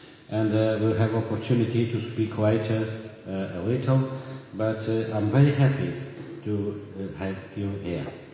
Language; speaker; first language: English; non-native, fluent; Portuguese